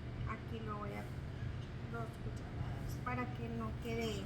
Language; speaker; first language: Spanish; native; Spanish